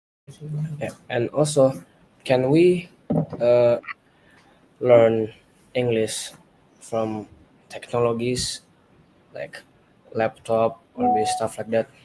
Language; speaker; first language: English; non-native, learner; Indonesian